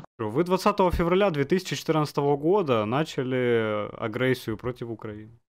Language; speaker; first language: Russian; native; Russian